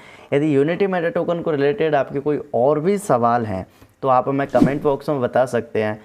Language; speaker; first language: Hindi; native; Hindi